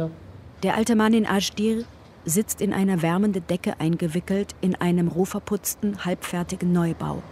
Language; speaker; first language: German; native; German